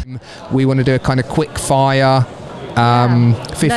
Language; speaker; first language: English; native; English